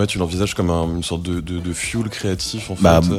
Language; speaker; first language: French; native; French